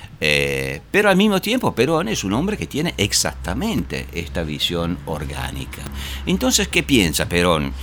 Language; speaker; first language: Spanish; non-native, fluent; Italian